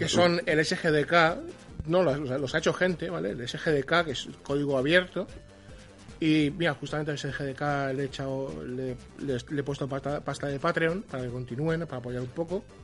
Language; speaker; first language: Spanish; native; Spanish